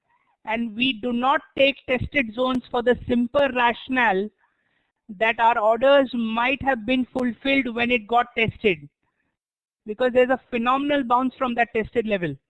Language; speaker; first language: English; non-native, local second language; Hindi